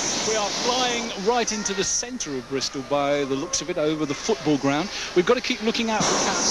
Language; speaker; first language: English; native; English